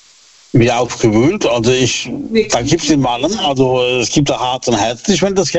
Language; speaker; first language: German; native; German